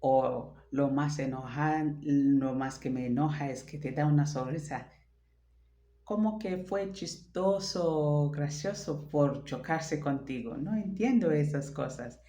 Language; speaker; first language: Spanish; non-native, fluent; French